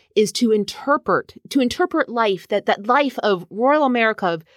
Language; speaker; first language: English; native; English